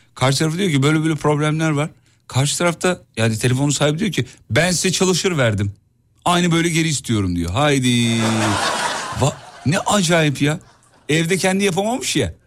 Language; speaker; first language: Turkish; native; Turkish